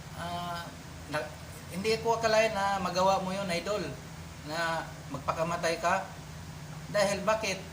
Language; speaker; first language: Filipino; non-native, local second language; Cebuano